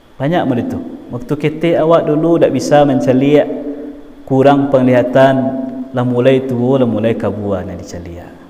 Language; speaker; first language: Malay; non-native, local second language; Minangkabau